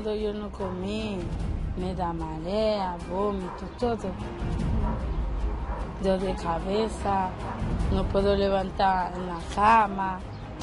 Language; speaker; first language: Spanish; non-native, learner; Haitian Creole